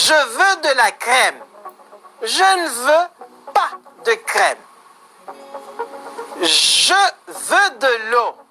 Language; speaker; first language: French; non-native, fluent; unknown